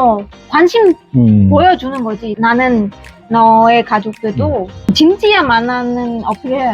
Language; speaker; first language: Korean; non-native, fluent; Vietnamese